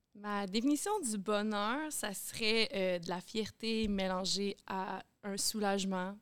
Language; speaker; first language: French; native; French